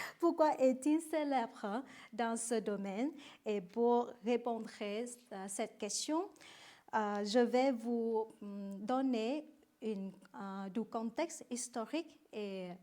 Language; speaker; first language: French; non-native, learner; Vietnamese